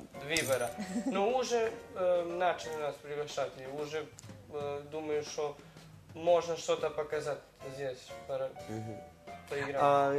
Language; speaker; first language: Russian; non-native, learner; Serbian